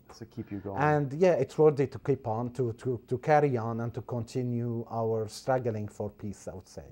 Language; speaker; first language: English; non-native, fluent; Arabic